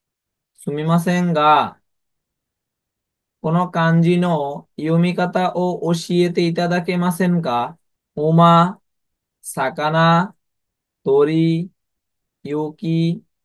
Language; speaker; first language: Japanese; non-native, fluent; Bangla